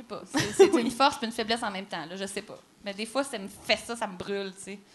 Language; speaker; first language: French; native; French